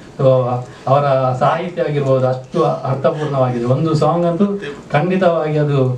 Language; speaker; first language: Kannada; non-native, local second language; Tulu